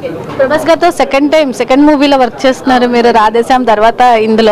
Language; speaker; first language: Telugu; native; Telugu